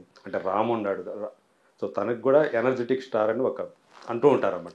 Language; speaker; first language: Telugu; native; Telugu